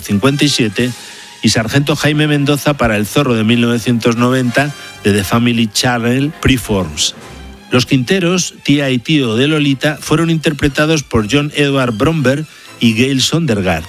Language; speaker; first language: Spanish; native; Spanish